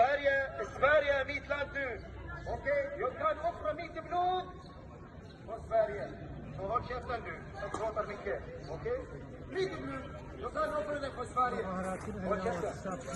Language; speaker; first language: Swedish; non-native, fluent; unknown